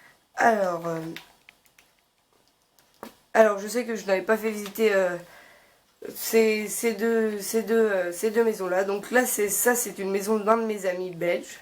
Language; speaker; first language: French; native; French